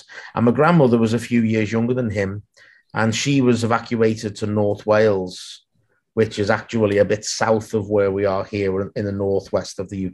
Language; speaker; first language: English; native; English